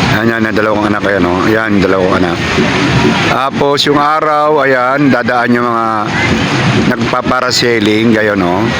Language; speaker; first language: Filipino; non-native, local second language; Cebuano